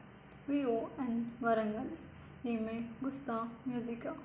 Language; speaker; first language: Spanish; non-native, learner; Telugu